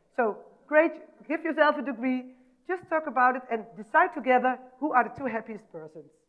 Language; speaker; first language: English; non-native, fluent; Dutch